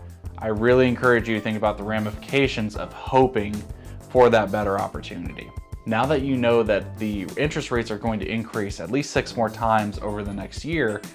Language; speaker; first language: English; native; English